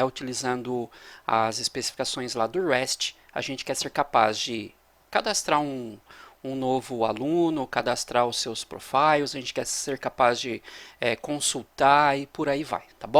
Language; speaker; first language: Portuguese; native; Portuguese